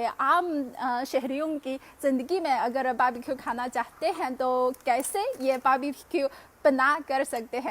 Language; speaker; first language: Hindi; non-native, fluent; Chinese